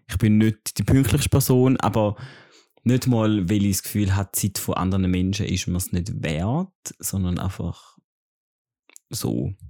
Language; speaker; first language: German; native; German